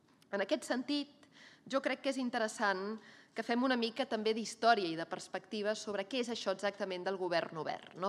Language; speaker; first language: Catalan; native; Catalan